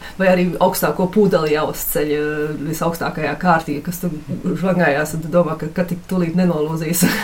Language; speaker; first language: Latvian; early bilingual, heritage; Latvian